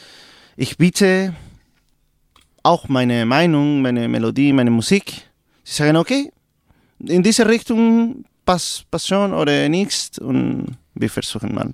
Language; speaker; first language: German; non-native, learner; Spanish